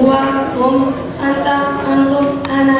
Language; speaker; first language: Arabic; non-native, learner; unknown